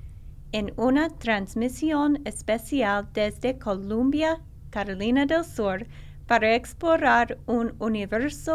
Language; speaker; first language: Spanish; non-native, learner; English